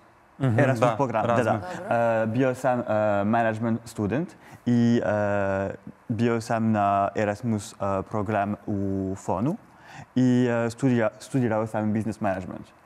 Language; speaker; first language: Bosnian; non-native, learner; French